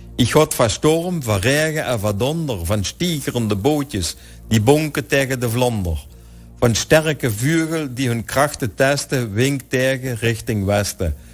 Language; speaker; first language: Dutch; non-native, local second language; Limburgish